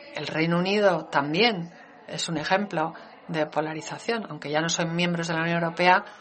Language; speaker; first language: Spanish; non-native, fluent; Danish